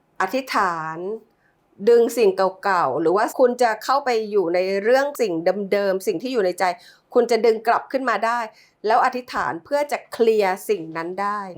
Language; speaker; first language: Thai; native; Thai